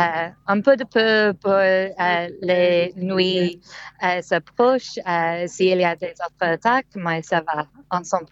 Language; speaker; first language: French; non-native, learner; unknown